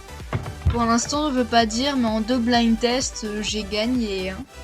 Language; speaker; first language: French; native; French